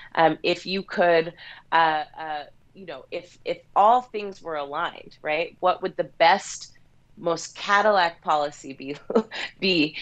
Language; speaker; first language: English; native; English